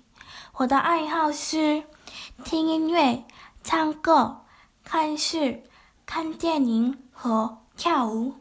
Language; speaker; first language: Chinese; non-native, learner; Korean